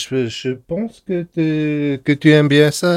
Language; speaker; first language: French; non-native, fluent; German